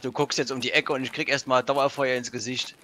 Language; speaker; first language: German; native; German